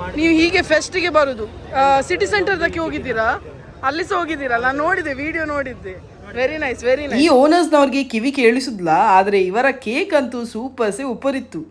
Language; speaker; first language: Kannada; non-native, local second language; Tulu